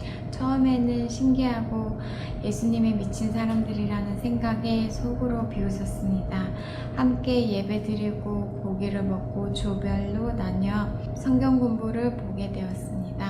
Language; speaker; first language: Korean; non-native, fluent; Mongolian